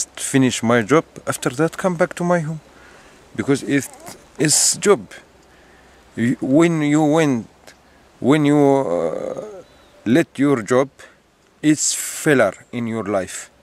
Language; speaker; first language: English; non-native, learner; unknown